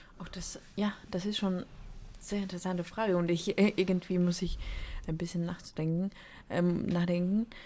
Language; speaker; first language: German; non-native, fluent; Ukrainian